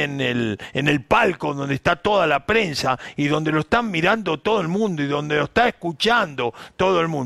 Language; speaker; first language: Spanish; native; Spanish